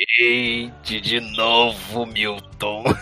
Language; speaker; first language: Portuguese; native; Portuguese